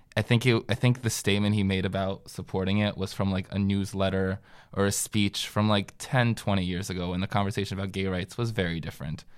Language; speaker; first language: English; native; English